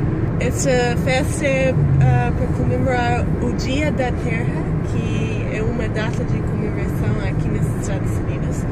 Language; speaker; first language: Portuguese; non-native, fluent; English